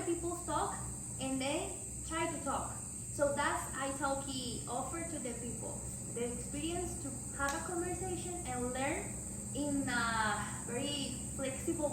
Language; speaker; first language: English; non-native, learner; Spanish